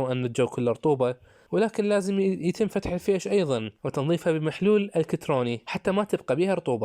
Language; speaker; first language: Arabic; native; Arabic